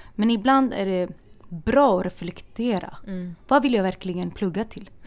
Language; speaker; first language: Swedish; native; Swedish